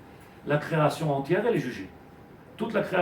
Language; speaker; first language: French; native; French